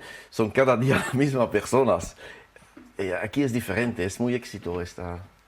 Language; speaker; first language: Spanish; non-native, fluent; French